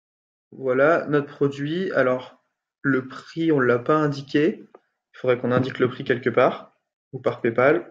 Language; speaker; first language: French; native; French